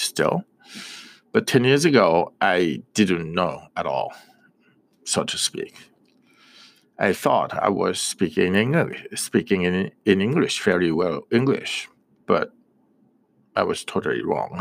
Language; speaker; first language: English; non-native, fluent; Japanese